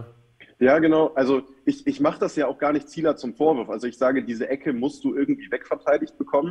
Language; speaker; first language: German; native; German